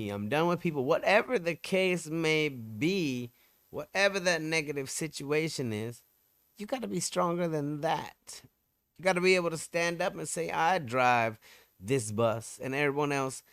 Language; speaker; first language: English; native; English